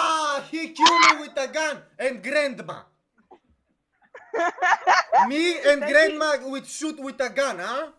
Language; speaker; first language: English; non-native, learner; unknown